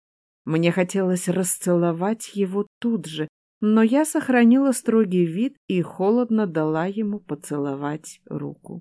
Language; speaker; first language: Russian; native; Russian